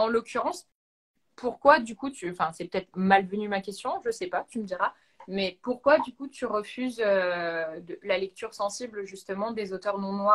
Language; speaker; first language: French; native; French